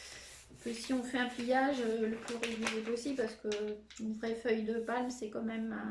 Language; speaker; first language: French; native; French